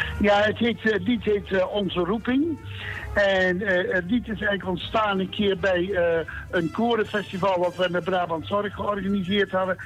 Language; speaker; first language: Dutch; native; Dutch